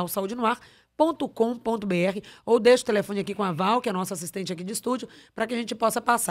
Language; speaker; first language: Portuguese; native; Portuguese